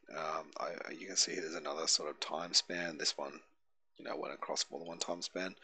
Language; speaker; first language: English; native; English